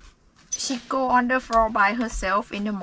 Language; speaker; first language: English; non-native, learner; Thai